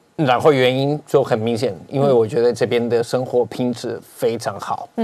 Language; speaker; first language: Chinese; non-native, fluent; Spanish